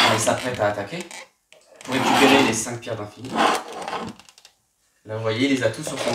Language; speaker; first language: French; native; French